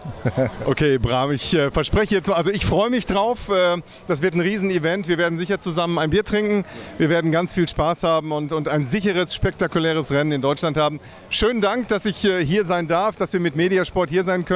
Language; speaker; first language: German; native; German